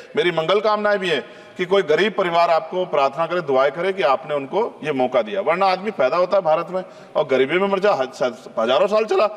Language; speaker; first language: Hindi; native; Hindi